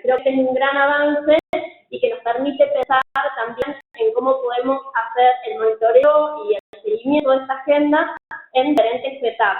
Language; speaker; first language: Spanish; native; Spanish